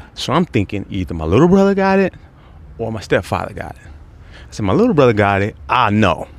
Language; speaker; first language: English; native; English